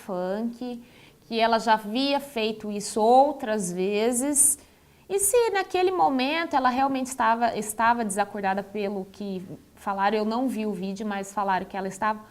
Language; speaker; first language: Portuguese; native; Portuguese